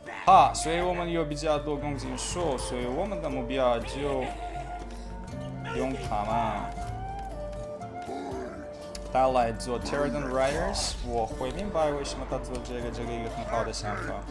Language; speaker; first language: Chinese; non-native, learner; Russian